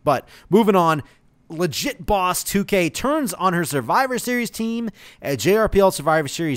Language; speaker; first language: English; native; English